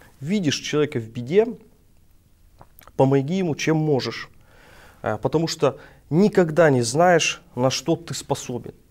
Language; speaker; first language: Russian; native; Russian